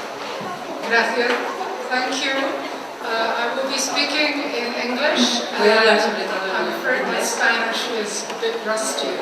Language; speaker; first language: English; non-native, fluent; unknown